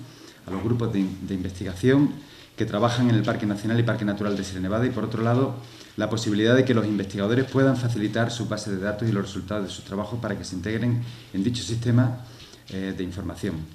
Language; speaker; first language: Spanish; native; Spanish